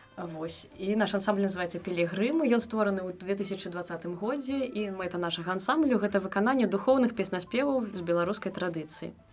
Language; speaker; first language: Belarusian; native; Belarusian